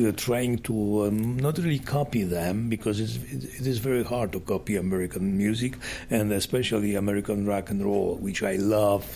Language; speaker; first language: English; non-native, fluent; Polish